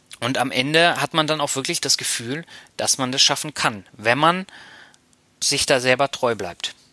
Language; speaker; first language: German; native; German